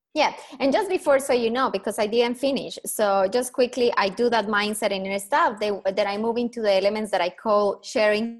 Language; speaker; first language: English; non-native, fluent; Spanish